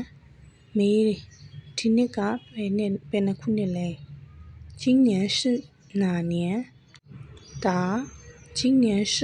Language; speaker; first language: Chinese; non-native, fluent; Burmese